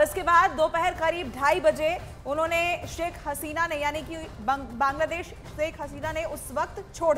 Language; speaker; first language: Hindi; native; Hindi